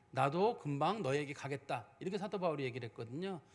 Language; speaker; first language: Korean; native; Korean